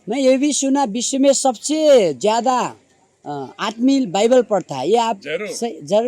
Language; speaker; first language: Hindi; non-native, learner; Nepali